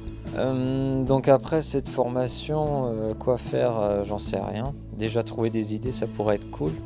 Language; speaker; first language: French; native; French